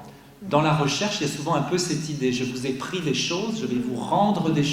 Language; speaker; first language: French; native; French